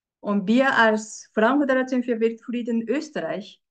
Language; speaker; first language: German; non-native, fluent; Japanese